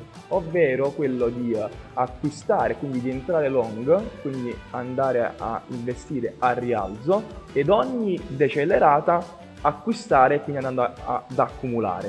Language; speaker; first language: Italian; native; Italian